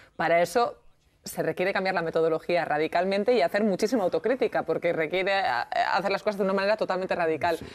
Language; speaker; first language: Spanish; native; Spanish